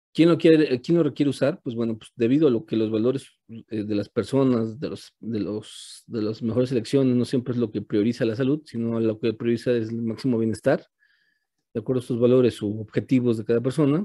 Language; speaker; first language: Spanish; native; Spanish